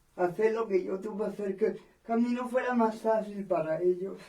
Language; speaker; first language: Spanish; early bilingual, heritage; Spanish